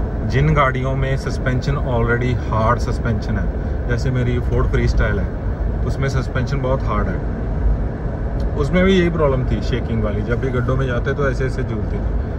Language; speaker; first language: Hindi; non-native, local second language; Punjabi